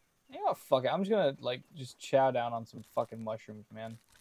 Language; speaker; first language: English; early bilingual, other home language; Japanese